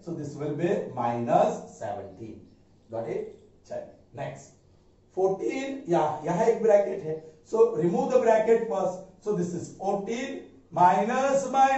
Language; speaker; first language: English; non-native, local second language; Hindi